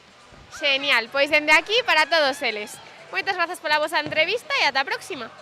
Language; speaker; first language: Galician; native; Galician